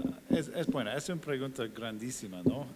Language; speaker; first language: Spanish; non-native, fluent; English